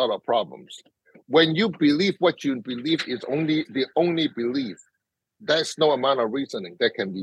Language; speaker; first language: English; non-native, local second language; Cantonese